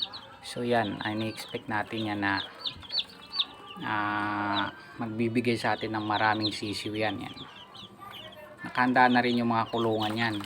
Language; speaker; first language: Filipino; native; Filipino